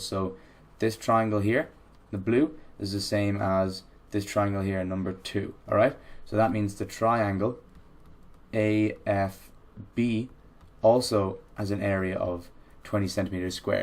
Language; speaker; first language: English; native; English